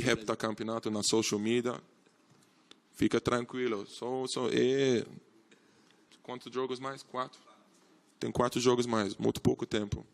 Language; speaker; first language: Portuguese; non-native, learner; English